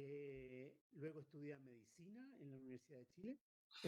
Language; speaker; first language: Spanish; native; Spanish